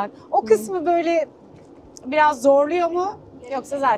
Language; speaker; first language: Turkish; native; Turkish